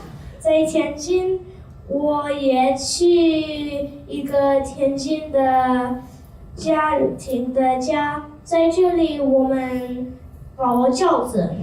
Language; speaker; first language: Chinese; non-native, learner; English